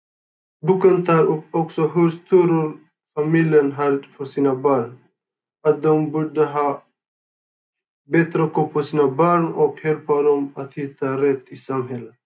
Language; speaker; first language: Swedish; non-native, learner; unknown